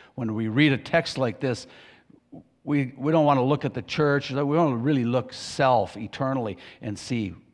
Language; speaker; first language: English; native; English